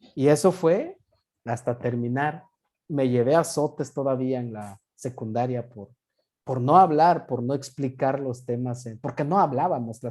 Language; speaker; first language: Spanish; non-native, local second language; Yucateco